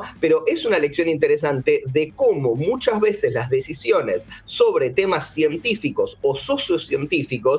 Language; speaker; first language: Spanish; native; Spanish